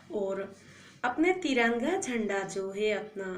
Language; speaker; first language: Hindi; non-native, local second language; Assamese